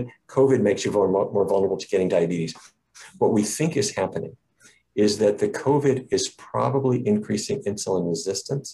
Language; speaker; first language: English; native; English